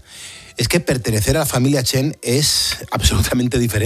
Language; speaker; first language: Spanish; native; Spanish